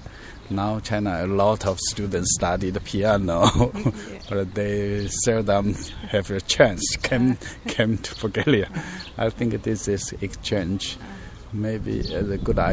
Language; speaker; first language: English; non-native, learner; Chinese